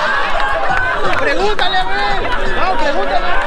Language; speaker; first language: Spanish; native; Spanish